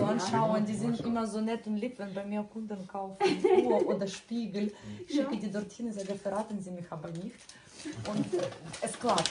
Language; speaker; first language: German; non-native, fluent; Russian